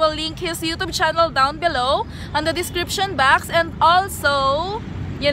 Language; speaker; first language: English; non-native, local second language; Filipino